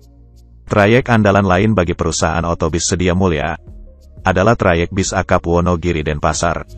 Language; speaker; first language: Indonesian; native; Indonesian